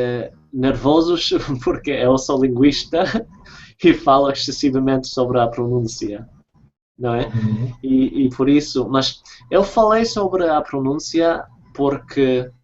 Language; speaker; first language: Portuguese; non-native, fluent; English